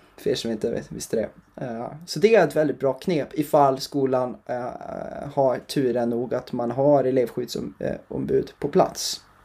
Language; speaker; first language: Swedish; native; Swedish